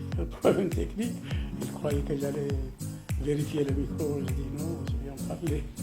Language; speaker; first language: French; non-native, fluent; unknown